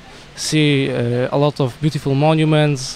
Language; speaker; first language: English; non-native, learner; Polish